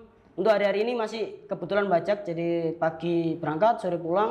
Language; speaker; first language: Indonesian; non-native, local second language; Javanese